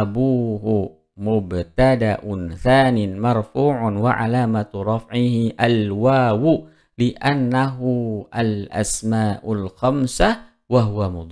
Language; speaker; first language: Arabic; non-native, fluent; Indonesian